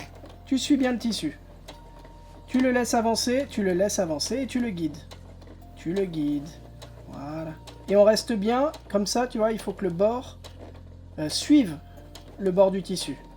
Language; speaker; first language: French; native; French